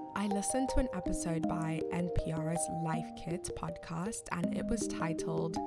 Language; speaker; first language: English; non-native, local second language; Shona